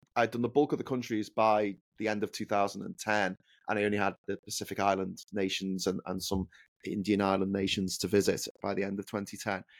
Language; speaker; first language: English; native; English